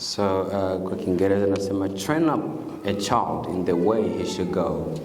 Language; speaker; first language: English; non-native, local second language; Swahili